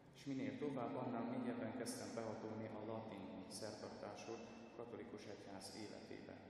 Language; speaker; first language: Hungarian; non-native, fluent; Ukrainian